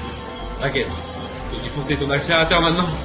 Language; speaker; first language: French; native; French